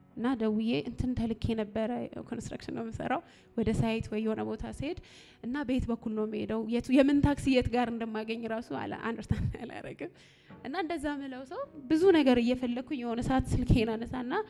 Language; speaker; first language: Amharic; native; Amharic